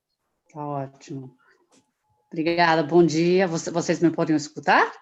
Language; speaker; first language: Portuguese; non-native, fluent; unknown